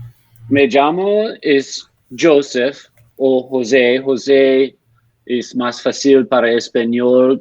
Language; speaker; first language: Spanish; non-native, learner; English